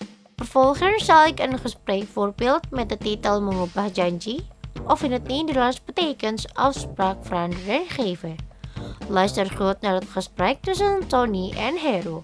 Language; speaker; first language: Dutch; non-native, fluent; Indonesian